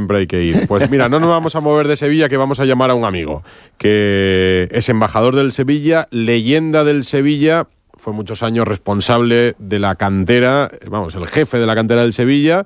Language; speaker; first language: Spanish; native; Spanish